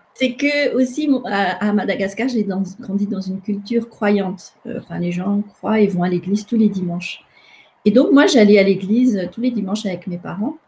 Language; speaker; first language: French; non-native, local second language; Malagasy